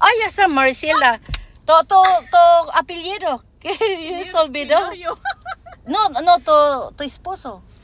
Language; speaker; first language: Spanish; non-native, learner; Waray